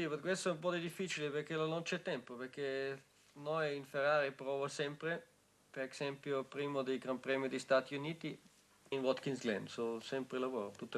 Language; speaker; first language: Italian; non-native, learner; German